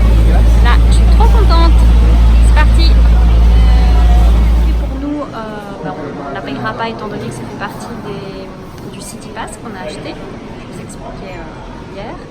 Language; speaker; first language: French; native; French